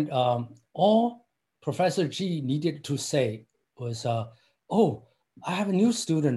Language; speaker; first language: English; non-native, fluent; Chinese